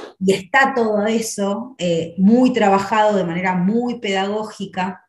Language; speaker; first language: Spanish; native; Spanish